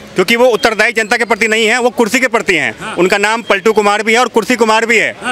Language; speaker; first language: Hindi; native; Hindi